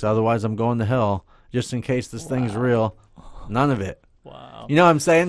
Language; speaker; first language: English; native; English